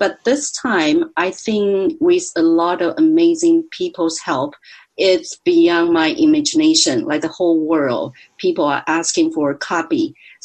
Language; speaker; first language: English; non-native, fluent; Chinese